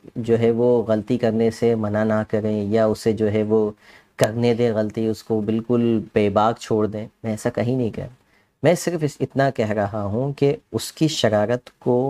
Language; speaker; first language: Urdu; native; Urdu